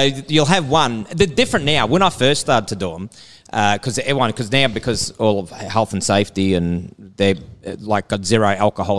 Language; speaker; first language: English; native; English